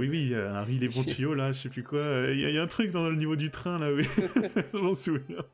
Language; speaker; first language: French; native; French